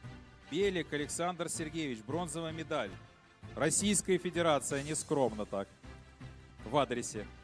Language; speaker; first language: Russian; native; Russian